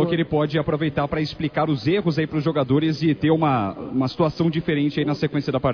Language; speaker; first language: Portuguese; native; Portuguese